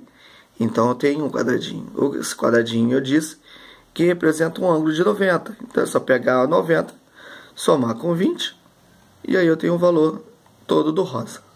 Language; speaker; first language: Portuguese; native; Portuguese